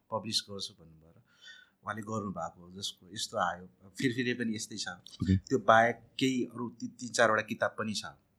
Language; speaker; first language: Nepali; native; Nepali